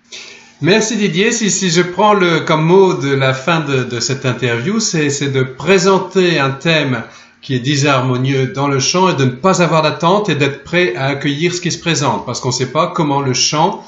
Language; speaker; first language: French; native; French